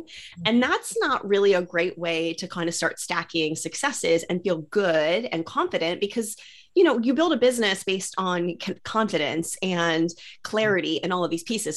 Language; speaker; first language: English; native; English